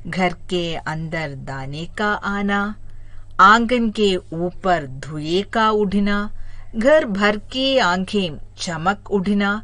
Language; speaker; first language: Hindi; non-native, local second language; Malayalam